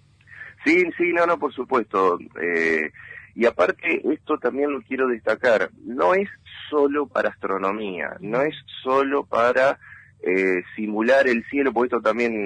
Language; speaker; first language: Spanish; native; Spanish